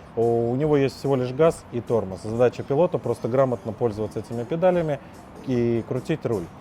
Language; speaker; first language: Russian; native; Russian